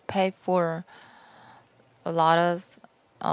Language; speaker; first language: English; non-native, learner; Korean